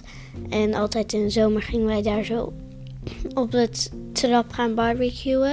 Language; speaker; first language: Dutch; early bilingual, other home language; Persian